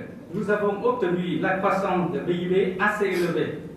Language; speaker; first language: French; non-native, fluent; Vietnamese